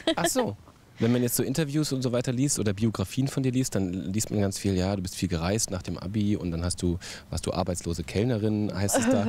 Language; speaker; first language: German; native; German